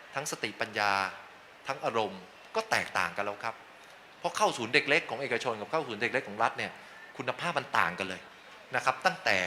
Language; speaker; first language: Thai; native; Thai